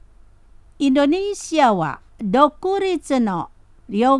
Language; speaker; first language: Japanese; non-native, fluent; Indonesian